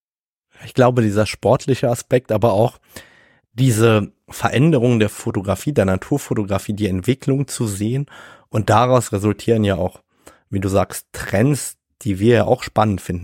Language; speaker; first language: German; native; German